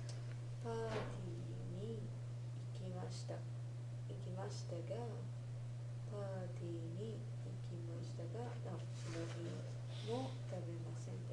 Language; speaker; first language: Japanese; non-native, learner; English